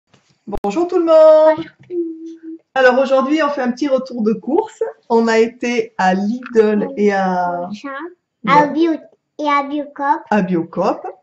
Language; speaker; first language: French; native; French